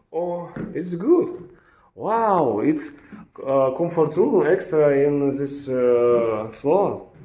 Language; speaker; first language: English; non-native, learner; Russian